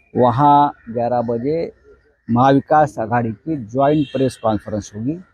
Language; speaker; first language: Hindi; non-native, local second language; Marathi